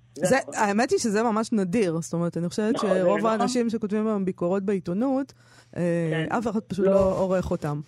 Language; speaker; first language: Hebrew; native; Hebrew